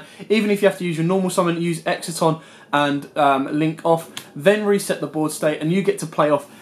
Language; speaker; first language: English; native; English